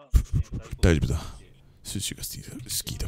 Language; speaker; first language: Japanese; non-native, learner; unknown